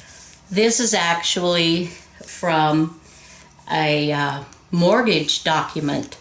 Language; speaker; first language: English; native; English